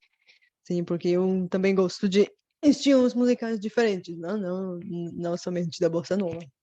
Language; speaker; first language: Portuguese; non-native, learner; Bulgarian